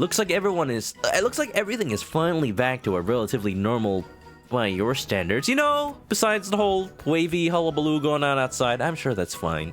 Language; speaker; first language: English; native; English